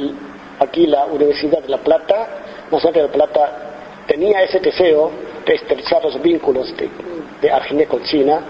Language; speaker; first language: Spanish; non-native, fluent; Chinese